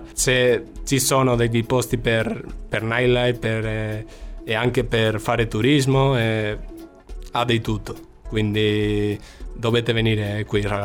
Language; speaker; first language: Italian; non-native, fluent; Spanish